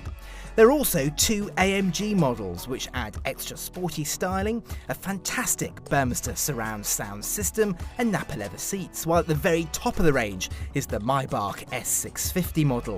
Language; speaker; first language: English; native; English